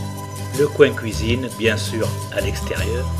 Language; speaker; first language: French; native; French